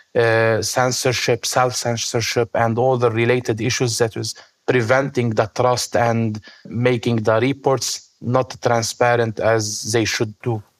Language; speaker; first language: English; non-native, fluent; Arabic